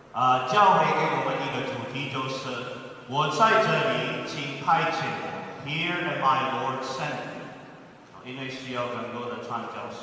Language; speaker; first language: Chinese; non-native, fluent; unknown